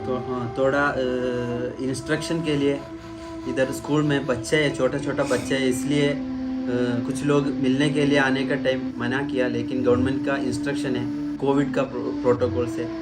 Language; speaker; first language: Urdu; non-native, local second language; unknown